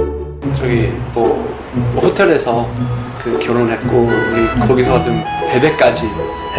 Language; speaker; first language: Korean; non-native, fluent; English